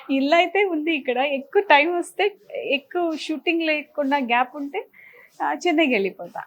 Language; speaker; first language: Telugu; non-native, fluent; Marathi